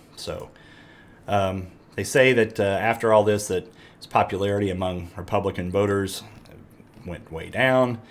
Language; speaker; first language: English; native; English